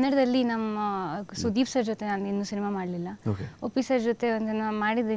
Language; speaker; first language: Kannada; non-native, fluent; Hindi